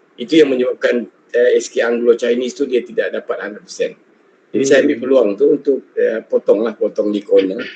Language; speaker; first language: Malay; native; Malay